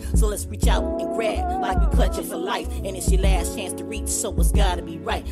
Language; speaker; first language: English; native; English